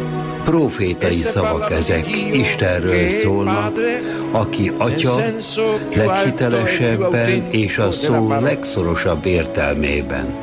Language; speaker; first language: Hungarian; native; Hungarian